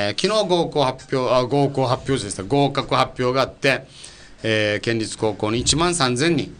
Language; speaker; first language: Japanese; native; Japanese